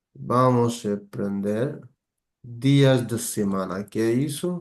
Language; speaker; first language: Portuguese; non-native, fluent; Bangla